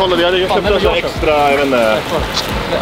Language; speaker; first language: Swedish; native; Swedish